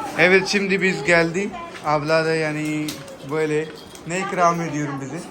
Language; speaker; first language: Turkish; non-native, learner; Urdu